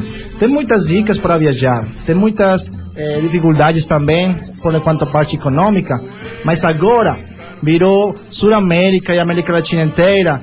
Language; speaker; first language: Portuguese; non-native, fluent; Spanish